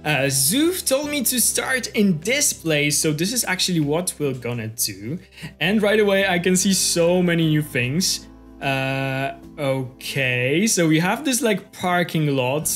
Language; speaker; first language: English; non-native, fluent; Polish